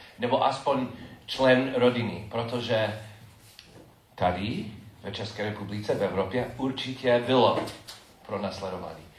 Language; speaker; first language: Czech; non-native, fluent; English